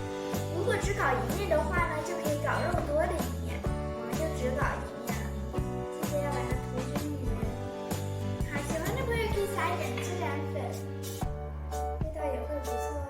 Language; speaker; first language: Chinese; early bilingual, heritage; Chinese